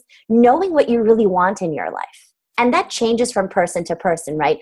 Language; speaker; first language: English; non-native, fluent; Turkish